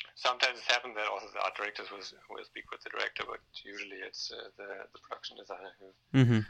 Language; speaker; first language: English; non-native, fluent; Danish